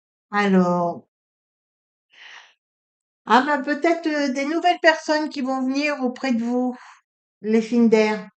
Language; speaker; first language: French; native; French